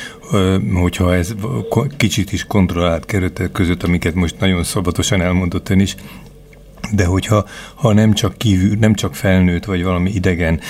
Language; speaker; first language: Hungarian; native; Hungarian